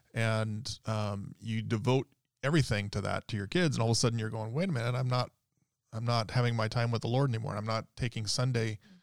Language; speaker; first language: English; native; English